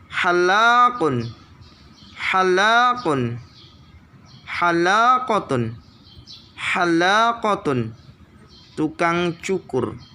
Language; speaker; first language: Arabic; non-native, fluent; Indonesian